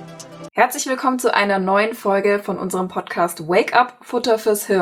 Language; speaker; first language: German; native; German